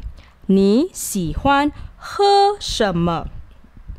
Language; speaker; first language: Chinese; non-native, local second language; Malay